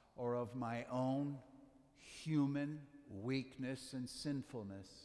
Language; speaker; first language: English; native; English